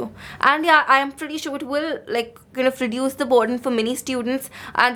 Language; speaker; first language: English; non-native, local second language; Hindi